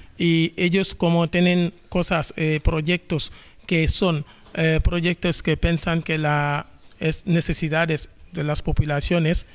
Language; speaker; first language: Spanish; non-native, fluent; Wolof